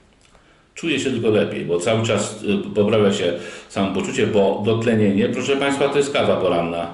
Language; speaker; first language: Polish; native; Polish